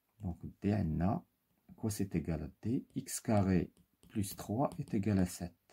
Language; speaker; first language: French; non-native, local second language; Arabic